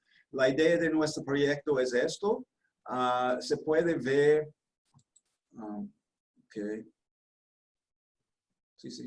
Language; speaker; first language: Spanish; non-native, fluent; Portuguese